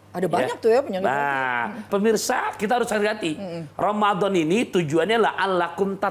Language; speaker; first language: Indonesian; native; Indonesian